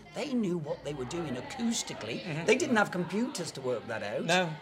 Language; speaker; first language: English; native; English